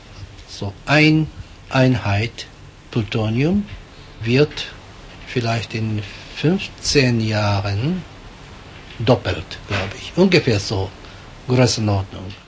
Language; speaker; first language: German; non-native, fluent; Japanese